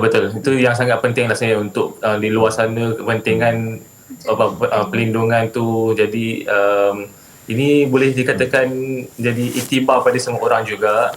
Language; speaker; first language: Malay; native; Malay